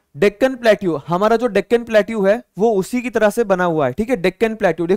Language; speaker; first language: Hindi; non-native, local second language; Marathi